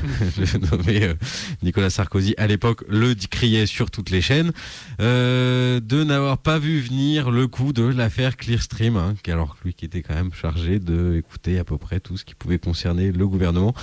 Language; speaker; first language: French; native; French